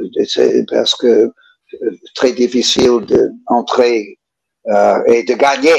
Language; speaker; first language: French; non-native, learner; English